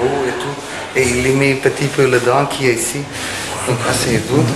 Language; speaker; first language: French; non-native, learner; Turkish